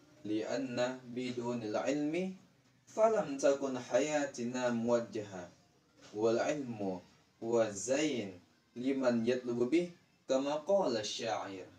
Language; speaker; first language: Arabic; non-native, learner; Indonesian